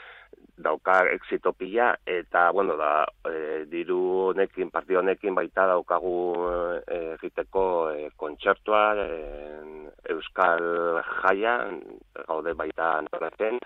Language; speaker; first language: Basque; non-native, local second language; Spanish